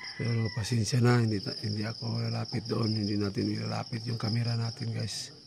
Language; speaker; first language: Filipino; non-native, local second language; Cebuano